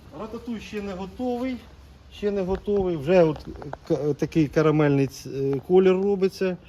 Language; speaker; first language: Ukrainian; native; Ukrainian